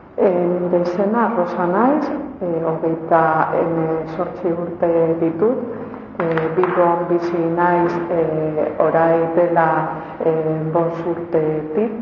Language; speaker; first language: Basque; non-native, local second language; Spanish